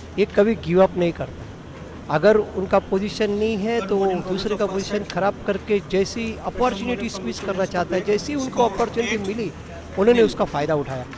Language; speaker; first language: Hindi; non-native, local second language; Marathi